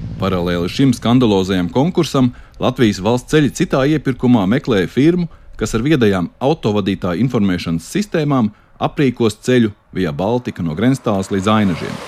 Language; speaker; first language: Latvian; native; Latvian